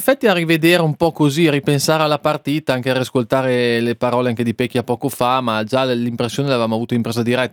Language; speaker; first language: Italian; native; Italian